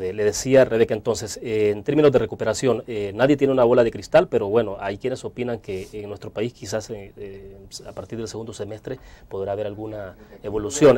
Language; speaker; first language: Spanish; native; Spanish